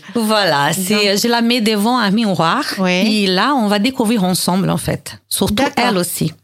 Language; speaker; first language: French; non-native, learner; Portuguese